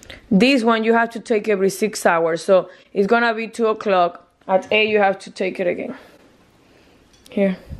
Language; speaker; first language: English; non-native, fluent; Spanish